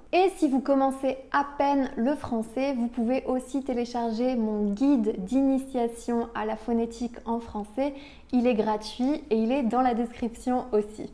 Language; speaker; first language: French; native; French